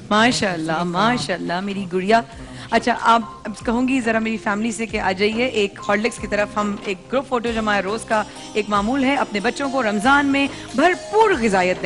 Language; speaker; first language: Urdu; native; Urdu